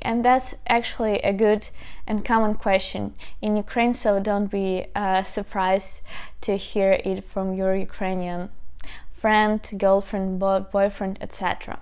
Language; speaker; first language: English; non-native, fluent; Ukrainian